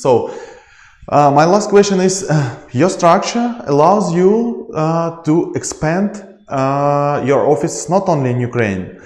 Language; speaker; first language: English; non-native, learner; Ukrainian